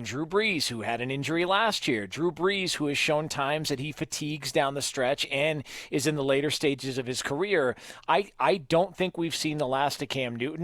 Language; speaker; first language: English; native; English